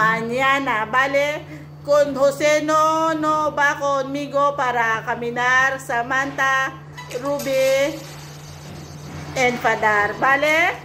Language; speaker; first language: Spanish; non-native, learner; Filipino